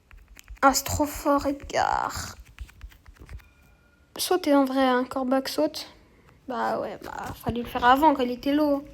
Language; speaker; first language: French; native; French